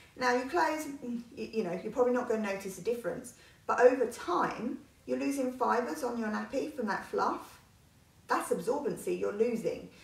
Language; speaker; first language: English; native; English